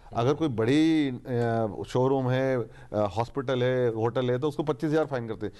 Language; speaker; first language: Hindi; native; Hindi